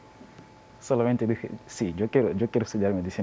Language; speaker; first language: Spanish; non-native, learner; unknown